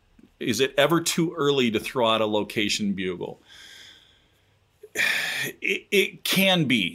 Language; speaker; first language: English; native; English